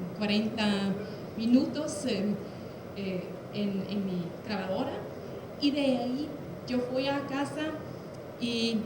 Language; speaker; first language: Spanish; non-native, fluent; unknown